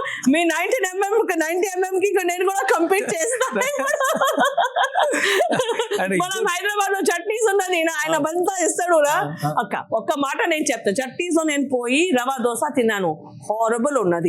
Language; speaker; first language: Telugu; non-native, local second language; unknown